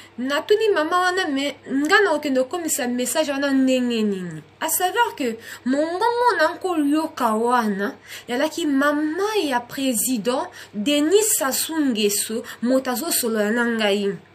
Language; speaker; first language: Lingala; native; Lingala